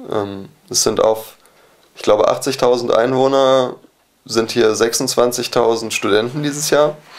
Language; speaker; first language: German; native; German